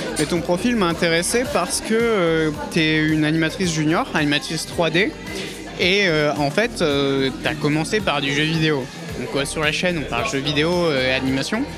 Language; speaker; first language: French; native; French